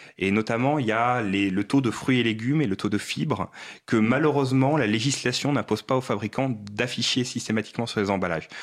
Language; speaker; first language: French; native; French